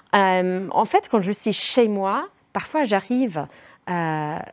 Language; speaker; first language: French; non-native, fluent; English